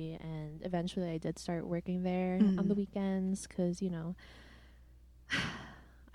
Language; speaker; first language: English; non-native, local second language; Cebuano